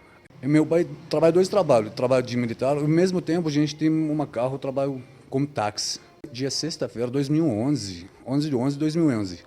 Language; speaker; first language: Portuguese; non-native, learner; Arabic